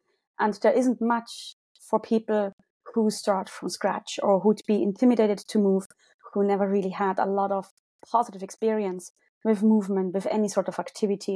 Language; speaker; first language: English; non-native, fluent; German